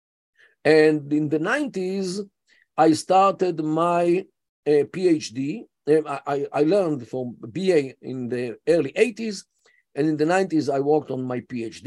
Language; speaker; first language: English; non-native, fluent; Yiddish